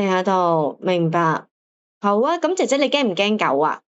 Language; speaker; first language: Cantonese; native; Cantonese